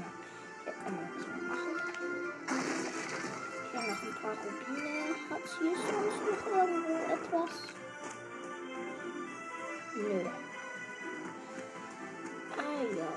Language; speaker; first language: German; native; German